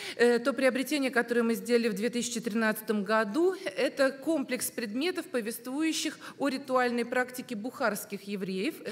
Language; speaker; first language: Russian; native; Russian